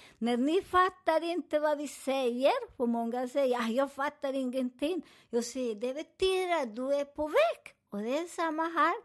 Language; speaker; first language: Swedish; non-native, learner; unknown